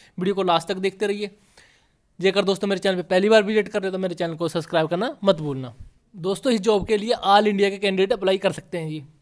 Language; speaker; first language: Hindi; non-native, local second language; Punjabi